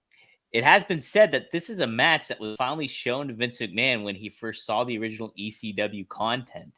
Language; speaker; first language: English; native; English